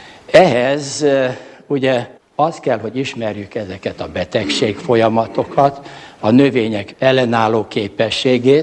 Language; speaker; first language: Hungarian; native; Hungarian